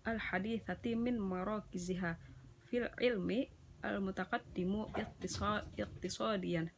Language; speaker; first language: Arabic; non-native, learner; Indonesian